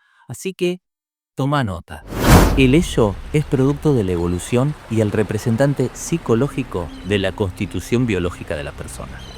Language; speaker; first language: Spanish; native; Spanish